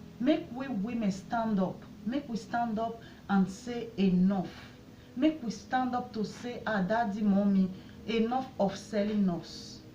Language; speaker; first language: Nigerian Pidgin; non-native, local second language; Bini